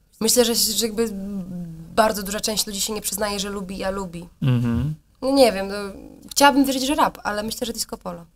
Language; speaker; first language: Polish; native; Polish